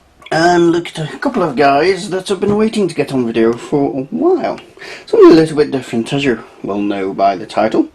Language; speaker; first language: English; native; English